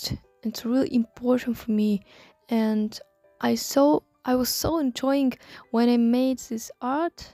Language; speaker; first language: English; non-native, learner; Russian